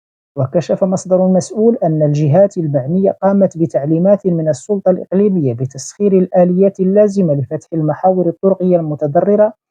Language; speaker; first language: Arabic; native; Arabic